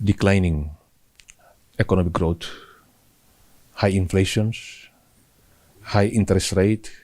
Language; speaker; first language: English; non-native, learner; Indonesian